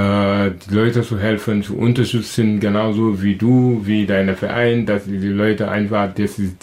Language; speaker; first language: German; non-native, local second language; Wolof